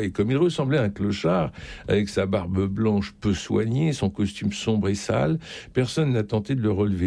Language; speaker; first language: French; native; French